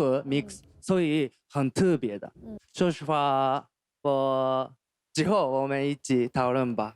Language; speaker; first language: Chinese; non-native, fluent; Japanese